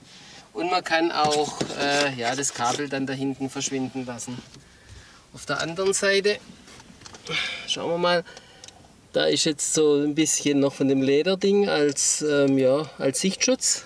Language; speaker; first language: German; native; German